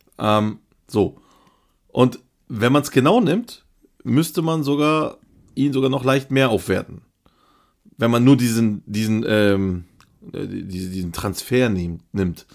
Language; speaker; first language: German; early bilingual, other home language; Turkish